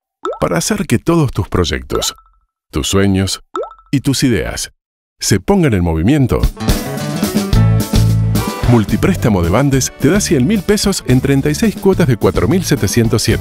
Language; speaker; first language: Spanish; native; Spanish